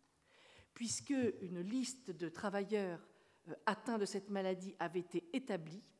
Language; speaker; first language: French; native; French